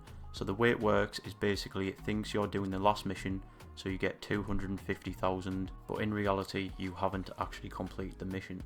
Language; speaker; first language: English; native; English